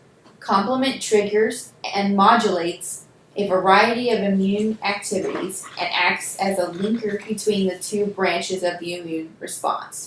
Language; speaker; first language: English; native; English